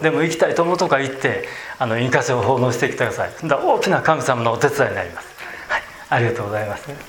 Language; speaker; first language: Japanese; native; Japanese